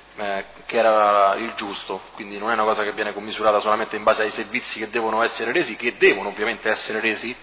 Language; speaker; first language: Italian; native; Italian